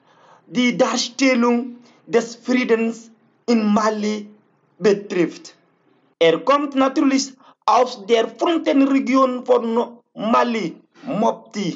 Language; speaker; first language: German; non-native, learner; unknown